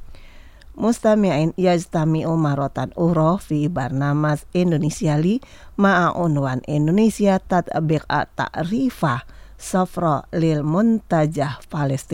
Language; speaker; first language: Arabic; non-native, fluent; Indonesian